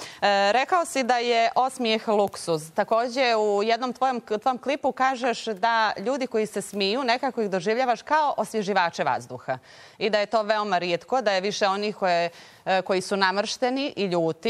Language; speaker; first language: Serbian; native; Serbian